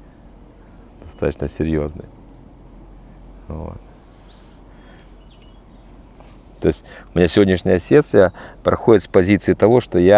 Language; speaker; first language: Russian; native; Russian